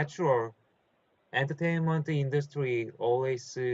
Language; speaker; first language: English; non-native, learner; Korean